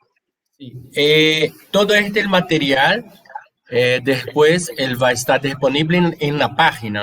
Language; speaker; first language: Spanish; non-native, fluent; Portuguese